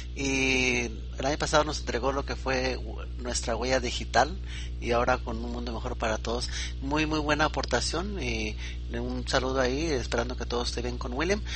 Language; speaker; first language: Spanish; native; Spanish